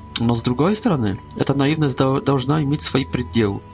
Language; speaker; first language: Polish; non-native, learner; Russian